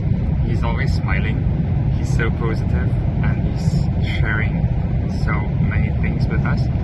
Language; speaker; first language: English; non-native, learner; German